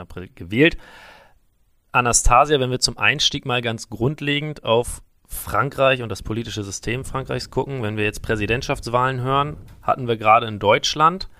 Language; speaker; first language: German; native; German